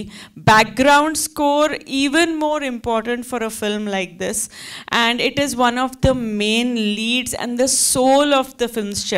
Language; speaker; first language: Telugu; non-native, fluent; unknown